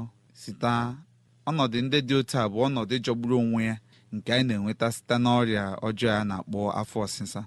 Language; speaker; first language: Igbo; native; Igbo